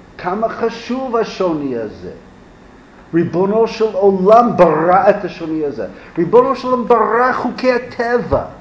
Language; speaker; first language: Hebrew; non-native, fluent; English